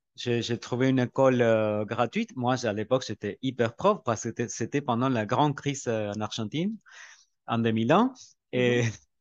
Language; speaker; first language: French; non-native, fluent; Spanish